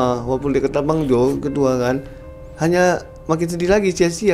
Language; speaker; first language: Indonesian; native; Indonesian